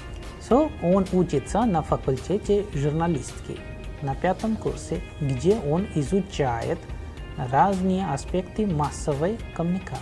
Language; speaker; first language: Russian; non-native, fluent; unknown